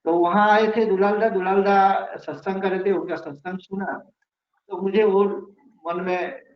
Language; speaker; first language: Hindi; non-native, local second language; Bangla